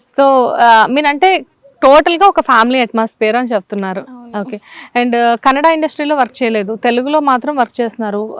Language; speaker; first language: Telugu; native; Telugu